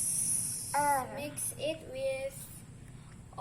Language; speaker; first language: English; non-native, learner; Indonesian